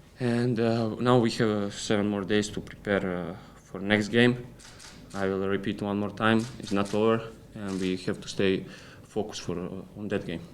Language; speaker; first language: English; non-native, learner; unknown